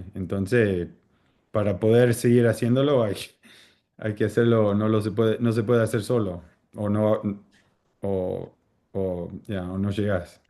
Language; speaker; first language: Spanish; early bilingual, heritage; Spanish